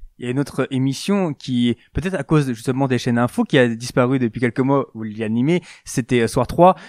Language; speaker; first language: French; native; French